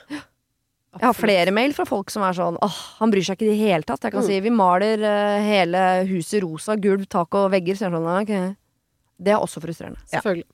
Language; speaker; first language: Norwegian; native; Norwegian